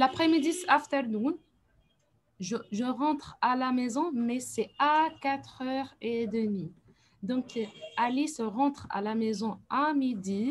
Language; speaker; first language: French; non-native, fluent; Arabic